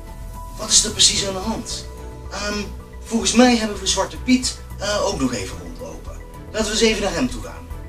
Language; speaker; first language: Dutch; native; Dutch